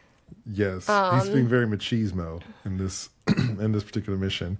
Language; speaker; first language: English; native; English